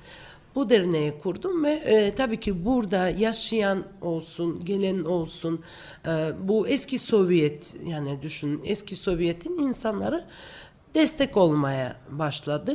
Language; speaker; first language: Turkish; non-native, fluent; Georgian